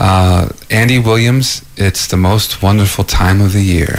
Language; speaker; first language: English; native; English